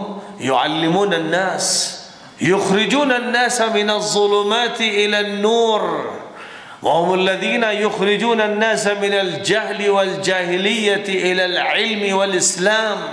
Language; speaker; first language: Arabic; non-native, fluent; Urdu